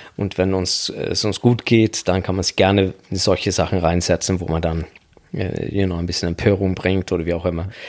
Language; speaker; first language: German; non-native, fluent; Swedish